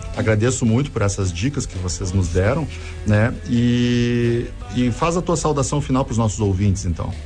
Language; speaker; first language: Portuguese; native; Portuguese